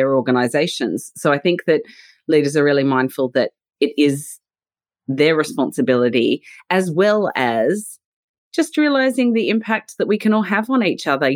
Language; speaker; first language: English; native; English